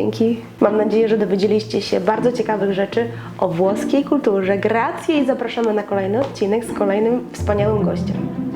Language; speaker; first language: Polish; native; Polish